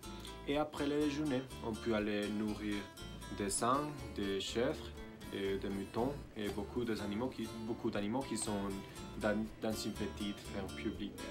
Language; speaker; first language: French; non-native, learner; Spanish